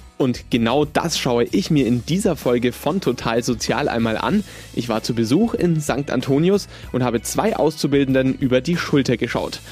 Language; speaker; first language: German; native; German